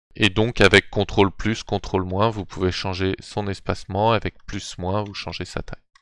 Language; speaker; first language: French; native; French